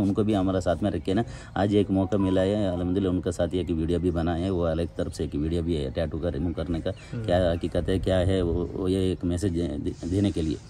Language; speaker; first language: Hindi; non-native, local second language; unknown